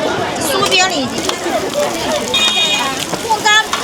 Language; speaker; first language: Chinese; native; Chinese